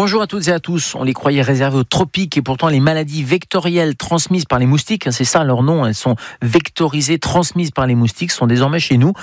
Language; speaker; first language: French; native; French